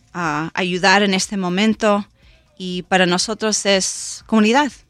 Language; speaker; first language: Spanish; early bilingual, heritage; Spanish